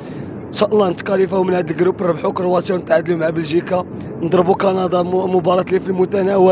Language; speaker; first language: Arabic; native; Arabic